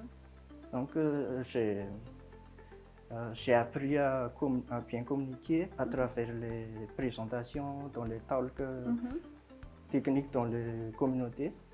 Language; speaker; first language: French; non-native, local second language; Malagasy